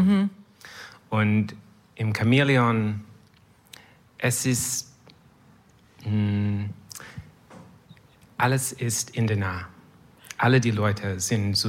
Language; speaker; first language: German; non-native, learner; French